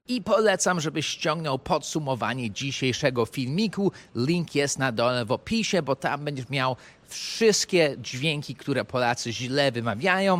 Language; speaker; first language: Polish; non-native, fluent; English